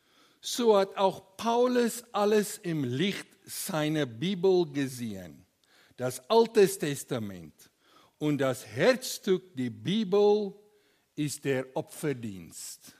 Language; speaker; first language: German; non-native, learner; Afrikaans